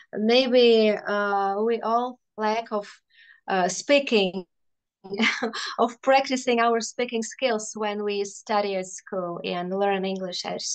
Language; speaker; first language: English; non-native, fluent; Russian